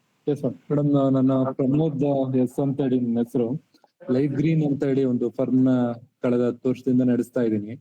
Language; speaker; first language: Kannada; native; Kannada